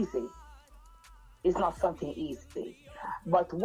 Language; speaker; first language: English; non-native, local second language; Jamaican Creole English